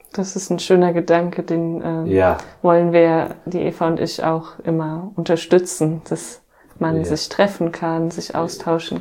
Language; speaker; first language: German; native; German